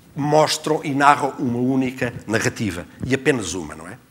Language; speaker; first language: Portuguese; native; Portuguese